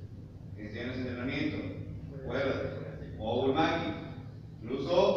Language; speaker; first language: Spanish; native; Spanish